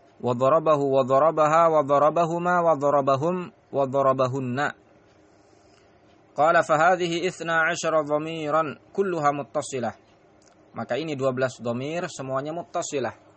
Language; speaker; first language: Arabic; non-native, fluent; Indonesian